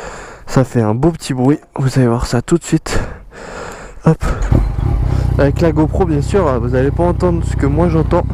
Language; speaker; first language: French; native; French